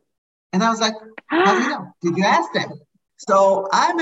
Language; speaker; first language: English; non-native, fluent; Hebrew